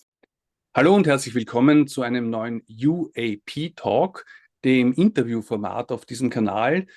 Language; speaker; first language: German; native; German